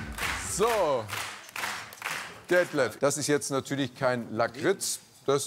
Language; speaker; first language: German; native; German